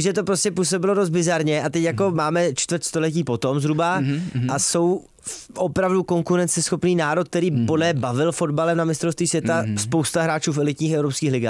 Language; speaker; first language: Czech; native; Czech